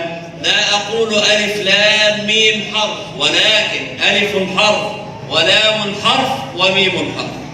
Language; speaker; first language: Arabic; native; Arabic